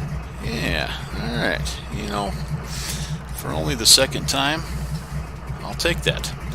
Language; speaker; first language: English; native; English